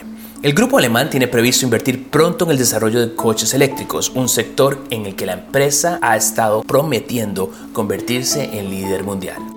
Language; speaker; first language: Spanish; native; Spanish